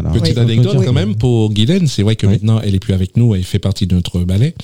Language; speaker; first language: French; native; French